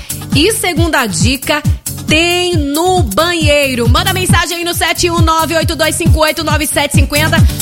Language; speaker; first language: Portuguese; native; Portuguese